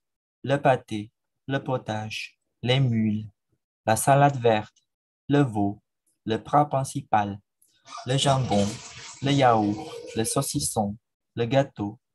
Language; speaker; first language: French; non-native, fluent; Indonesian